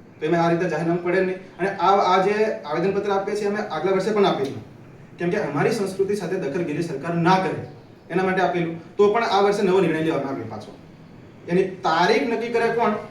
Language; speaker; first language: Gujarati; non-native, local second language; Rathawi